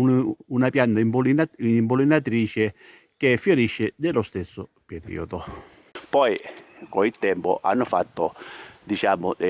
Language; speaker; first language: Italian; native; Italian